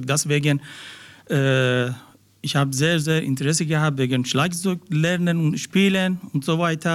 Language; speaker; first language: German; non-native, learner; Persian